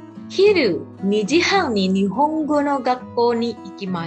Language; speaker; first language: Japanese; non-native, fluent; Indonesian